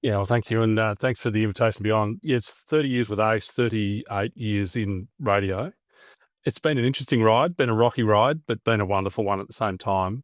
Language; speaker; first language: English; native; English